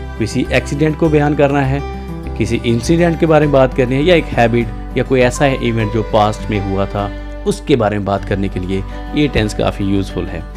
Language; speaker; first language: Hindi; native; Hindi